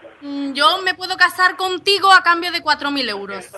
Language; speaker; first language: Spanish; native; Spanish